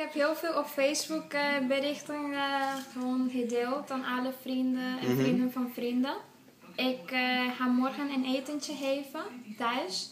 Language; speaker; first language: Dutch; non-native, fluent; Spanish